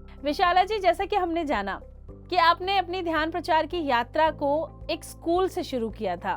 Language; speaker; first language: Hindi; native; Hindi